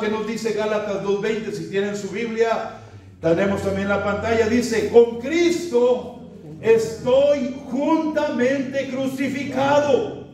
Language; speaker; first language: Spanish; native; Spanish